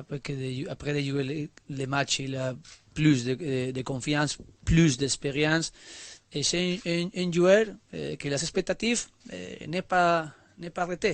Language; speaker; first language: French; non-native, learner; Spanish